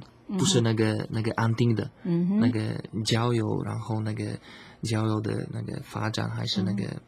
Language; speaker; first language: Chinese; non-native, learner; Slovak